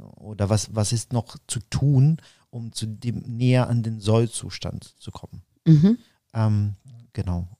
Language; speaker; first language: German; non-native, fluent; Ukrainian